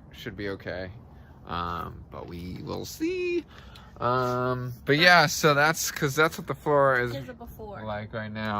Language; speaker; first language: English; native; English